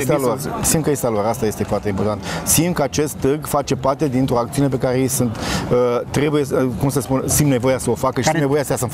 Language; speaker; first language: Romanian; native; Romanian